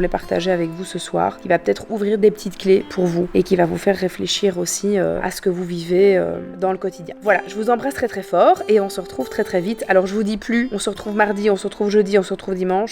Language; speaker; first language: French; native; French